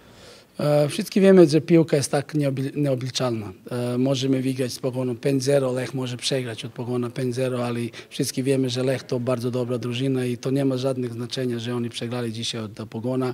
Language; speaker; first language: Polish; non-native, learner; Macedonian